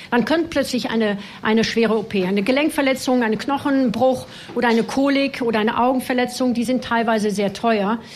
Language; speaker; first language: German; non-native, fluent; French